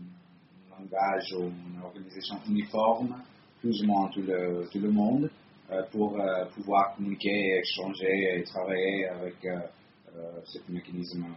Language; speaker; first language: French; non-native, fluent; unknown